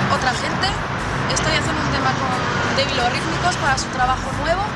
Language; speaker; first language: Spanish; non-native, fluent; French